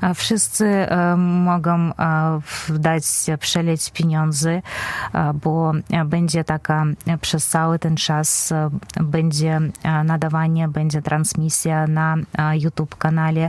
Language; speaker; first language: Polish; non-native, fluent; Belarusian